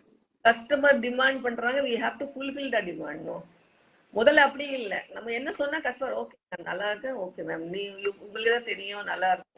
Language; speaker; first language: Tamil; non-native, local second language; Hindi